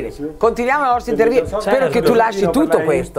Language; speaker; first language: Italian; native; Italian